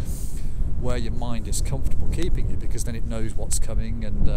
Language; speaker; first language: English; native; English